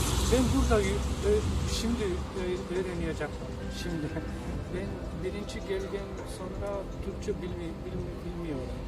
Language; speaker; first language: Turkish; non-native, learner; Kyrgyz